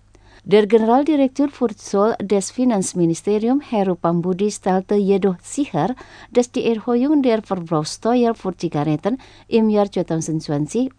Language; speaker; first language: German; non-native, fluent; Indonesian